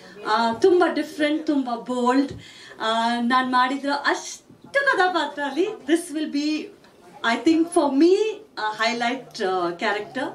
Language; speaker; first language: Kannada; non-native, local second language; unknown